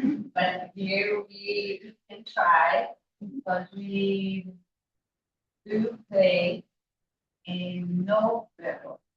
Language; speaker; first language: English; non-native, learner; Portuguese